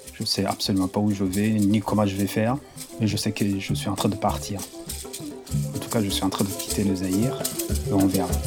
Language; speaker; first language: French; non-native, local second language; Kinyarwanda